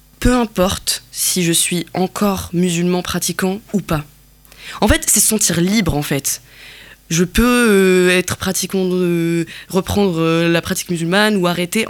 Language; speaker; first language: French; non-native, local second language; Kabyle